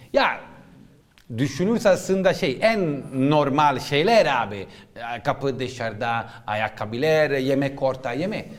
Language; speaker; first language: Turkish; non-native, learner; Italian